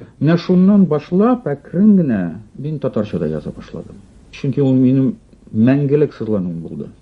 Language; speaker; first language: Tatar; non-native, local second language; Russian